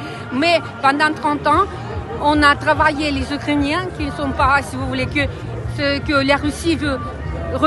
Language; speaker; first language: French; non-native, fluent; Russian